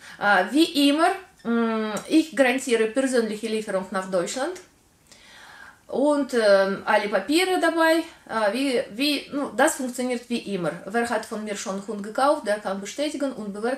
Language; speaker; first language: German; non-native, learner; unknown